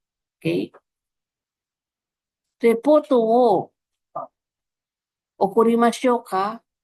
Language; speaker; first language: Japanese; non-native, fluent; Filipino